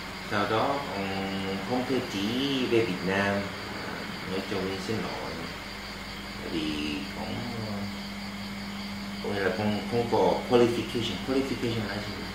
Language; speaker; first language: Vietnamese; non-native, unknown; Korean